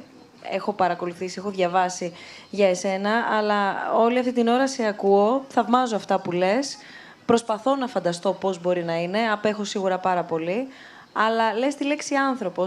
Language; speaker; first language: Greek; native; Greek